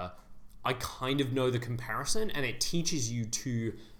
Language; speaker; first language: English; native; English